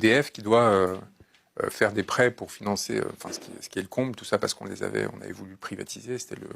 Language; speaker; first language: French; native; French